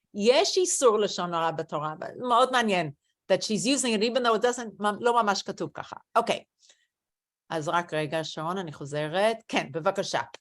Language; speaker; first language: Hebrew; non-native, fluent; English